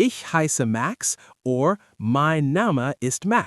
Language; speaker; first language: German; non-native, learner; English